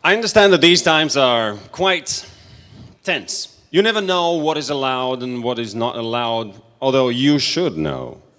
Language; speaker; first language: English; non-native, fluent; Latvian